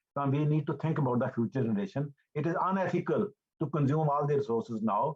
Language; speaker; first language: English; non-native, local second language; Punjabi